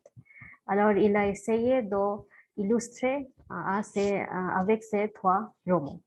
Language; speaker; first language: French; non-native, fluent; Bangla